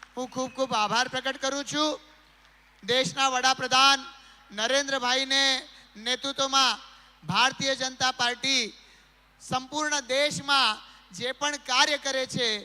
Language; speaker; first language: Gujarati; non-native, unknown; Marathi